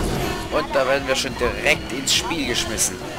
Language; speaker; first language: German; native; German